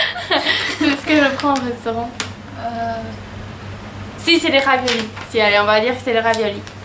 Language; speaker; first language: French; native; French